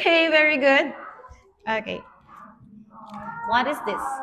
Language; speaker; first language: English; non-native, fluent; Vietnamese